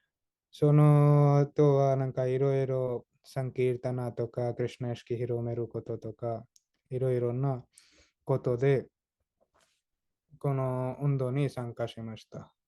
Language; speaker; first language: Japanese; non-native, fluent; Hindi